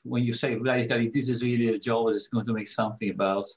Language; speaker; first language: English; non-native, fluent; Italian